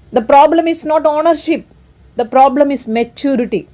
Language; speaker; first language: English; non-native, local second language; Malayalam